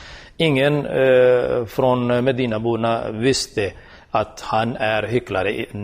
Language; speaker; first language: Swedish; non-native, fluent; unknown